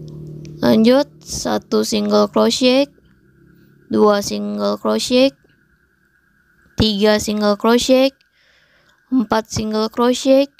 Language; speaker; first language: English; non-native, local second language; Indonesian